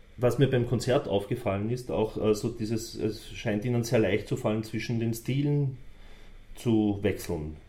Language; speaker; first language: German; native; German